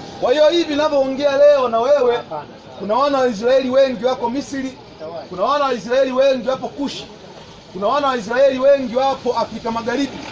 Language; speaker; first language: Swahili; native; Swahili